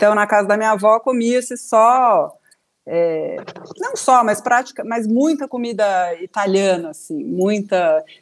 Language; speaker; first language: Portuguese; native; Portuguese